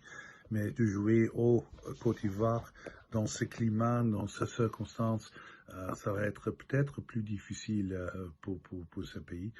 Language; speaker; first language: French; non-native, local second language; Dutch